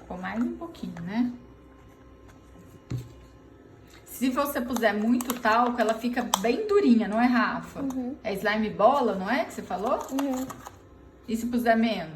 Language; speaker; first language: Portuguese; native; Portuguese